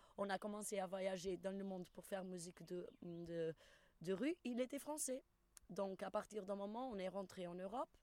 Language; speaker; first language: French; non-native, fluent; Portuguese